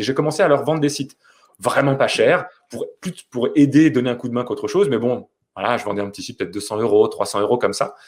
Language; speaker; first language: French; native; French